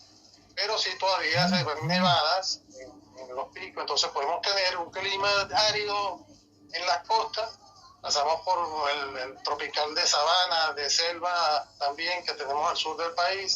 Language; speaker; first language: Spanish; native; Spanish